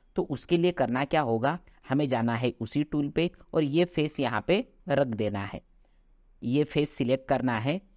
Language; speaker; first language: Hindi; non-native, local second language; Marathi